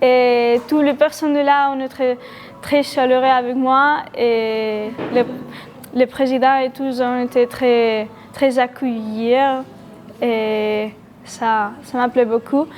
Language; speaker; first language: French; non-native, learner; Spanish